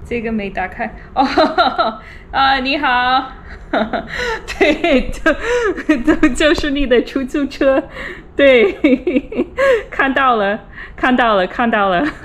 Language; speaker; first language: Chinese; non-native, fluent; English